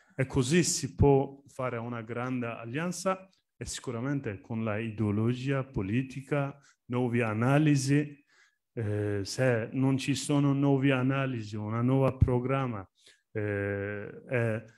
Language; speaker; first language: Italian; non-native, learner; Turkish